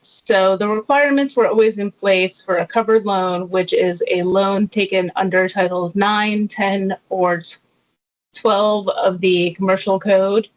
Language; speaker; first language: English; native; English